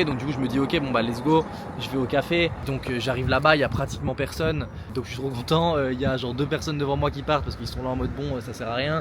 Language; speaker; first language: French; native; French